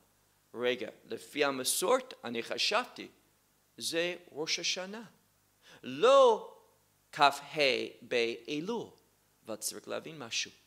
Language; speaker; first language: Hebrew; non-native, fluent; English